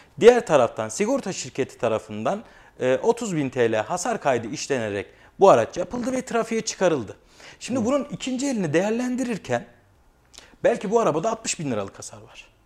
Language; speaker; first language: Turkish; native; Turkish